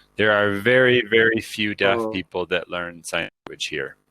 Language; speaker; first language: English; native; English